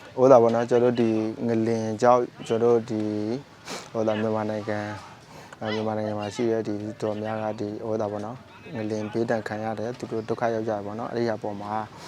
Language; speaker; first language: Burmese; non-native, local second language; S'gaw Karen